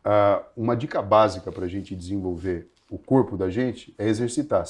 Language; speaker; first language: Portuguese; native; Portuguese